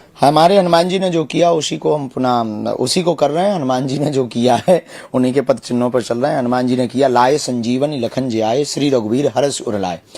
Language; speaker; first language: Hindi; native; Hindi